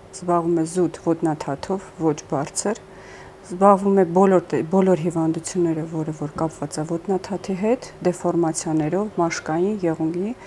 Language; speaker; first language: Armenian; early bilingual, heritage; Armenian